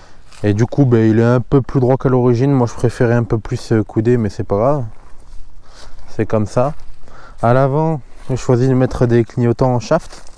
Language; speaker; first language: French; native; French